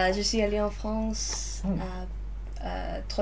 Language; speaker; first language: French; non-native, learner; Lao